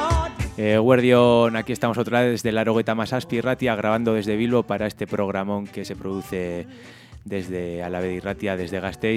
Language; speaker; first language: Spanish; native; Spanish